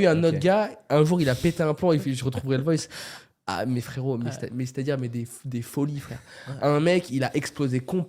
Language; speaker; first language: French; native; French